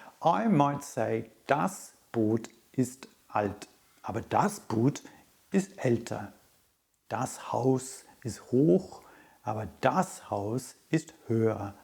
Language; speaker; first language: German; non-native, fluent; English